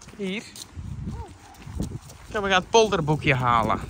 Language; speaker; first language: Dutch; native; Dutch